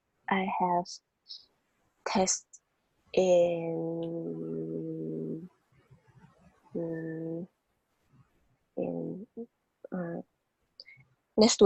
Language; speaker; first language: English; non-native, learner; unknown